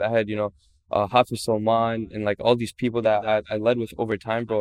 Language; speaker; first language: English; native; English